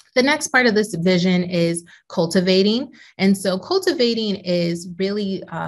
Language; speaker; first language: English; native; English